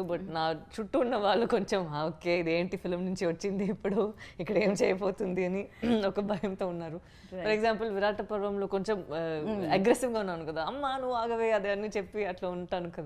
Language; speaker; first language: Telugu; non-native, fluent; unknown